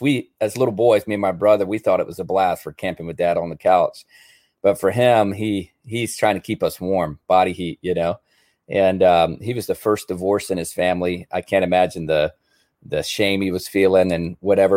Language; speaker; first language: English; native; English